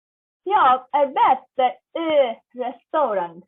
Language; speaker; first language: Swedish; non-native, learner; Bangla